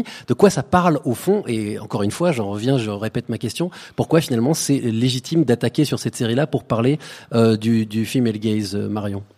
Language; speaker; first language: French; native; French